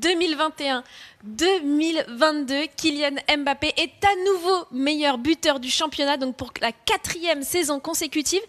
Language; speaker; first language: French; native; French